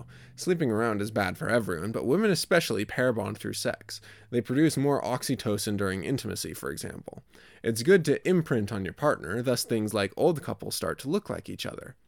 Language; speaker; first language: English; native; English